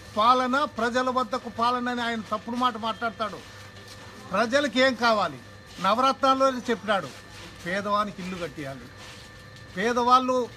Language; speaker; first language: Telugu; native; Telugu